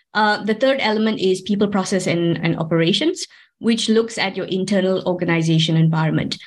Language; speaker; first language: English; non-native, local second language; Tamil